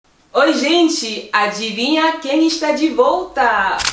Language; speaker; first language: Portuguese; non-native, fluent; French